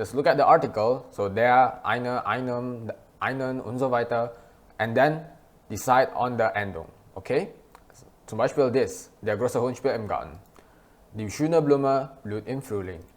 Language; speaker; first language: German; non-native, fluent; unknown